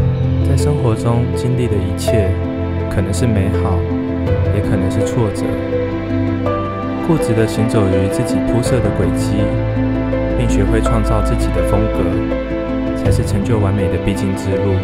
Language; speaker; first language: Chinese; native; Chinese